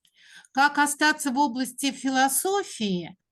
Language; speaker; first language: Russian; native; Russian